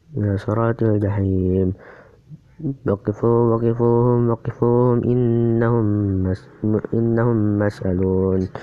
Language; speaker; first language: Arabic; non-native, learner; Indonesian